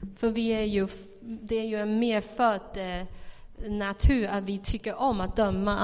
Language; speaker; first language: Swedish; non-native, fluent; Chinese